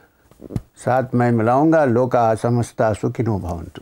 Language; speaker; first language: Hindi; non-native, local second language; Malayalam